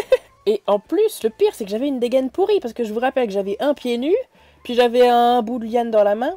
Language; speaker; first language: French; native; French